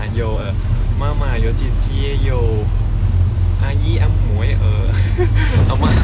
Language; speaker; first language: Chinese; non-native, learner; Thai